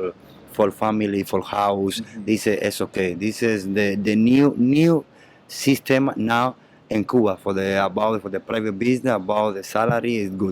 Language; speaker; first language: English; non-native, learner; Spanish